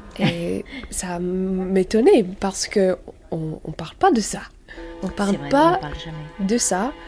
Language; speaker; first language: French; non-native, learner; English